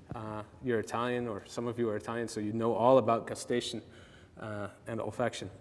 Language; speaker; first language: English; native; English